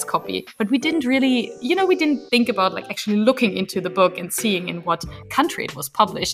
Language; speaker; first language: English; non-native, fluent; German